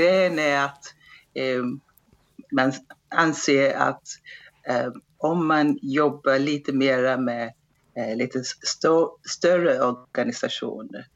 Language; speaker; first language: Swedish; non-native, fluent; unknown